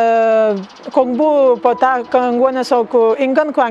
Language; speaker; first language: Korean; non-native, learner; Lithuanian